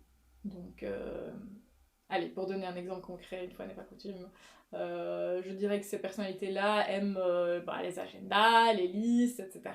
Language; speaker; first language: French; native; French